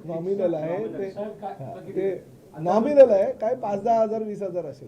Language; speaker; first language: Marathi; native; Marathi